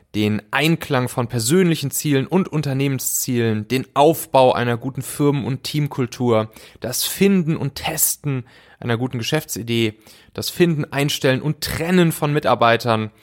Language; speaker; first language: German; native; German